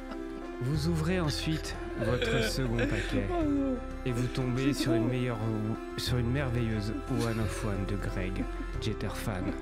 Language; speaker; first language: French; native; French